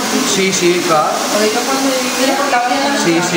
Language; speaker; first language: Catalan; non-native, local second language; Spanish